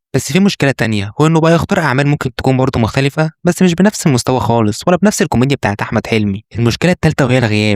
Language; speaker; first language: Arabic; native; Arabic